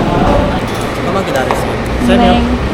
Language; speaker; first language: Korean; non-native, learner; Filipino